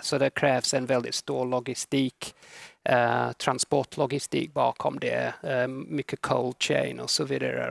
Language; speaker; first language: Swedish; non-native, fluent; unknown